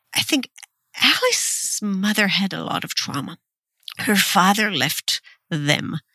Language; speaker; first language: English; non-native, fluent; Hebrew